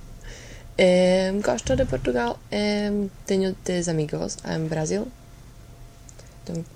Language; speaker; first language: Portuguese; non-native, learner; Slovak